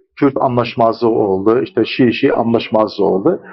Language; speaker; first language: Turkish; early bilingual, heritage; Arabic